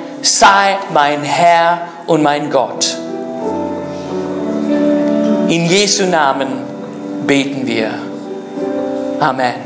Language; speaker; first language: German; non-native, fluent; English